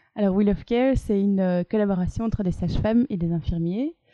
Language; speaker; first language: French; native; French